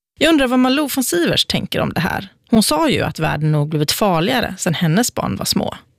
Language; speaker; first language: Swedish; native; Swedish